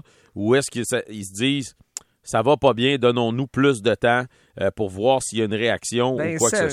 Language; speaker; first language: French; native; French